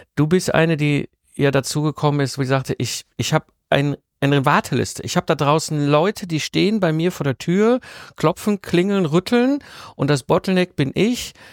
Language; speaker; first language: German; native; German